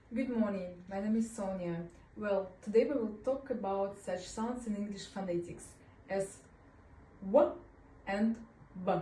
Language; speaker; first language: English; non-native, fluent; Russian